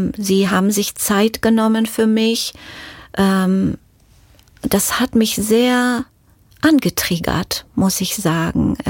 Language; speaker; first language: German; non-native, fluent; Romanian